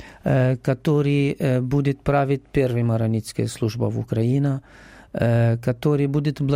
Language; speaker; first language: Russian; non-native, learner; Arabic